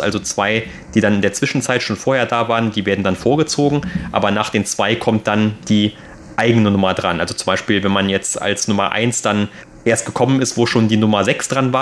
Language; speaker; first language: German; native; German